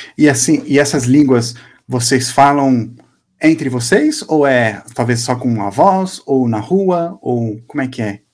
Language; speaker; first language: Portuguese; native; Portuguese